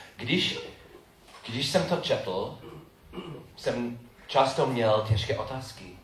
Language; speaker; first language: Czech; non-native, fluent; English